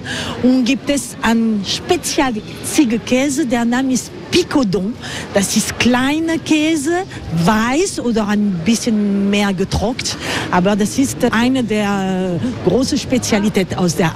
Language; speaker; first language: German; non-native, learner; French